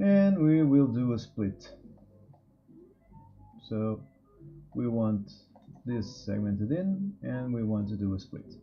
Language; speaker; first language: English; non-native, fluent; Portuguese